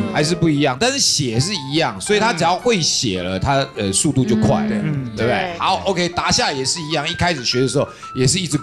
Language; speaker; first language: Chinese; native; Chinese